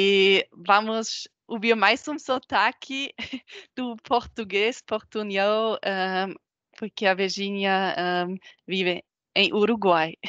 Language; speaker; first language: Portuguese; non-native, fluent; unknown